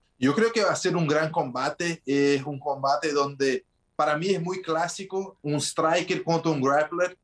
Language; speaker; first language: Spanish; early bilingual, heritage; Spanish